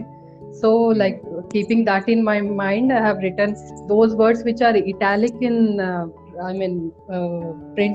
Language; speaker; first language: English; non-native, local second language; Telugu